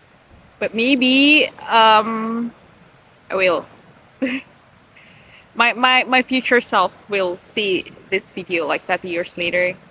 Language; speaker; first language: English; non-native, learner; Indonesian